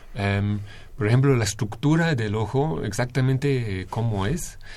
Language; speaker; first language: Spanish; non-native, fluent; English